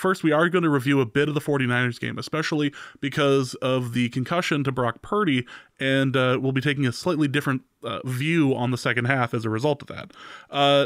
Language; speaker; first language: English; native; English